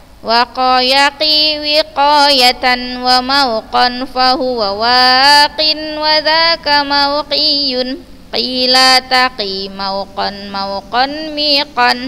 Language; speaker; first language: Arabic; non-native, fluent; Indonesian